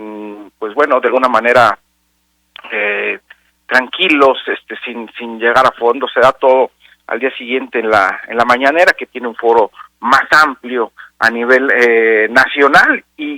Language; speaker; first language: Spanish; native; Spanish